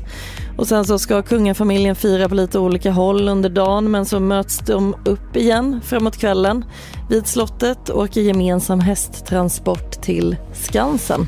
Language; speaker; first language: Swedish; native; Swedish